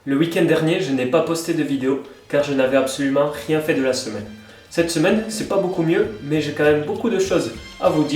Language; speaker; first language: French; native; French